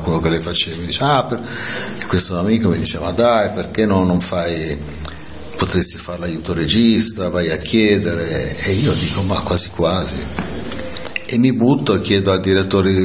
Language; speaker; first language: Italian; native; Italian